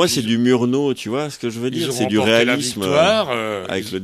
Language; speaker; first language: French; native; French